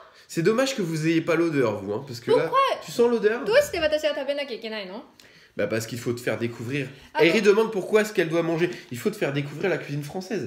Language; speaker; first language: French; native; French